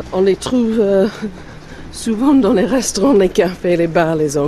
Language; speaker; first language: French; non-native, fluent; English